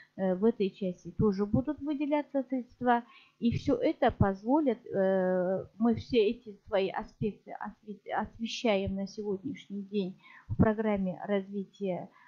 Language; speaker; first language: Russian; non-native, local second language; Kazakh